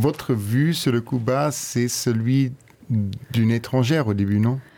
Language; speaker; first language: French; non-native, local second language; Luxembourgish